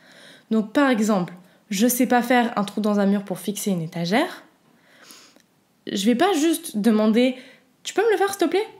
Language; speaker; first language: French; native; French